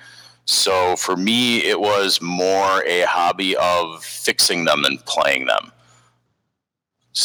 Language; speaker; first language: English; native; English